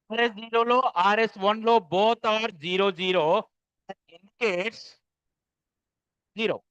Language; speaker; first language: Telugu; native; Telugu